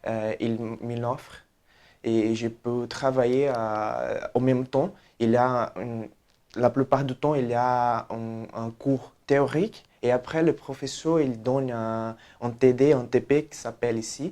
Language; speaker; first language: French; non-native, fluent; Portuguese